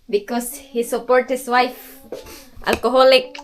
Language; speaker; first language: English; non-native, local second language; Filipino